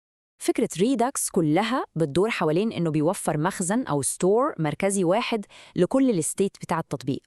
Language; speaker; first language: Arabic; native; Arabic